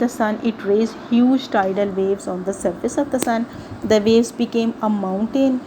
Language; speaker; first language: English; non-native, local second language; Urdu